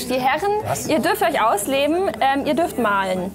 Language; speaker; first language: German; native; German